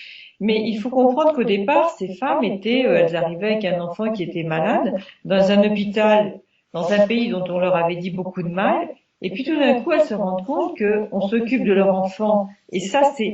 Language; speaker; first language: French; native; French